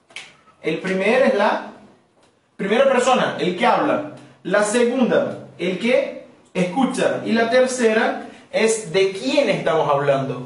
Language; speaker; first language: Spanish; non-native, fluent; Portuguese